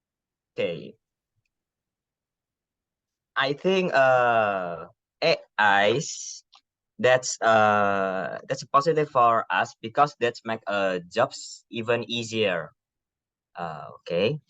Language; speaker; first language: English; non-native, learner; Indonesian